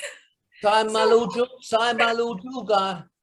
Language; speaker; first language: Indonesian; non-native, learner; English